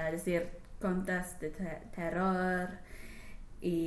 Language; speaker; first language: Spanish; non-native, learner; English